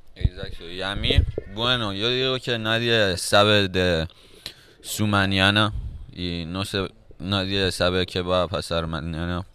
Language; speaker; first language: Spanish; non-native, fluent; Persian